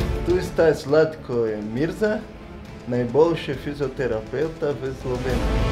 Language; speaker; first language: Slovenian; non-native, learner; Portuguese